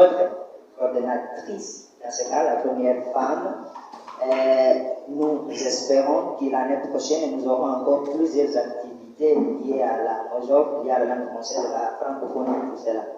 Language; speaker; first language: French; non-native, fluent; Portuguese